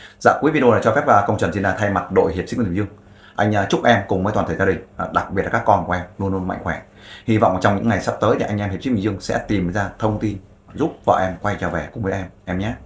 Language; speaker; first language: Vietnamese; native; Vietnamese